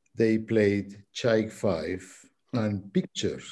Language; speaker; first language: English; non-native, fluent; Spanish